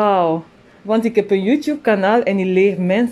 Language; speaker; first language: Dutch; non-native, learner; French